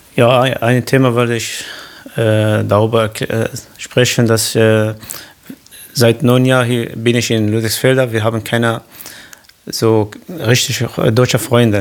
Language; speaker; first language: German; non-native, learner; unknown